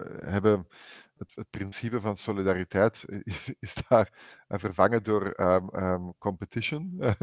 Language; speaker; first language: Dutch; native; Dutch